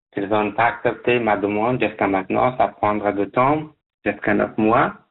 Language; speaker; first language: French; non-native, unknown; Persian